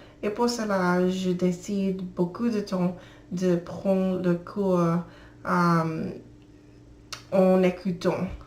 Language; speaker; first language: French; non-native, learner; English